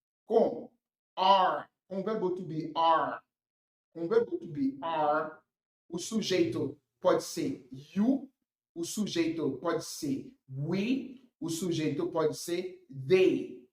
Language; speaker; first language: Portuguese; non-native, fluent; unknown